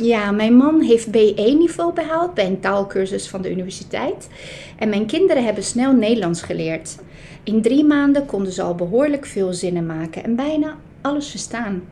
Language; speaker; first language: Dutch; early bilingual, other home language; Italian